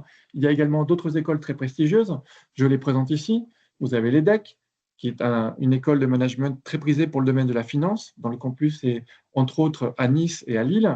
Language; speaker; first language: French; native; French